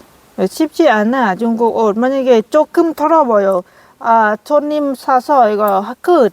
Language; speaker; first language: Korean; non-native, learner; Lao